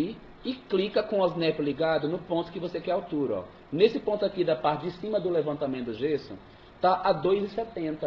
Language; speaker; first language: Portuguese; native; Portuguese